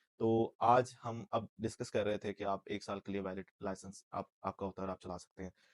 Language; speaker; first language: Urdu; non-native, local second language; Punjabi